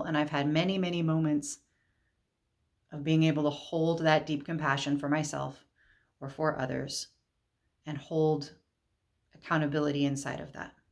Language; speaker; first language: English; native; English